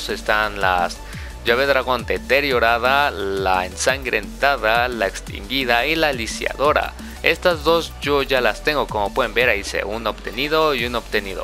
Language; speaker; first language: Spanish; native; Spanish